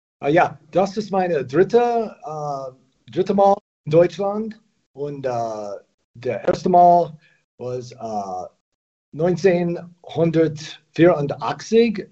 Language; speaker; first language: German; non-native, learner; English